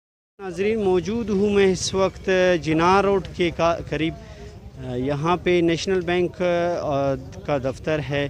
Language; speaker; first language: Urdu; non-native, local second language; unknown